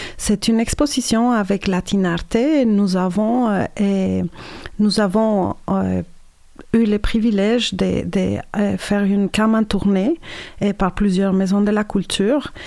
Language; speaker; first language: French; non-native, fluent; Spanish